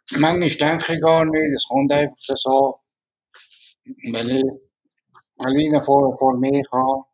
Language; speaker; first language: German; non-native, local second language; Italian